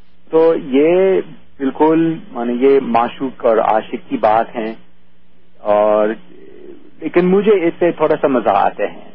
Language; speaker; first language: Urdu; non-native, fluent; English